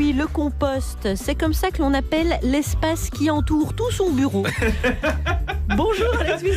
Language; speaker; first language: French; native; French